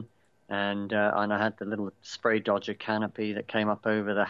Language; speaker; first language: English; native; English